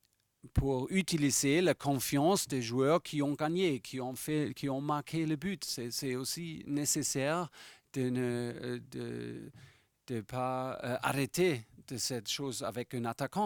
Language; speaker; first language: French; non-native, fluent; German